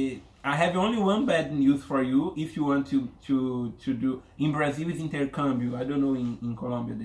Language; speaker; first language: English; non-native, learner; Portuguese